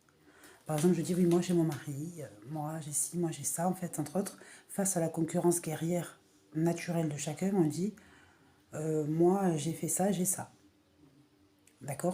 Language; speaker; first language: French; native; French